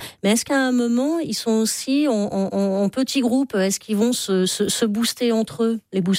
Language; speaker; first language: French; native; French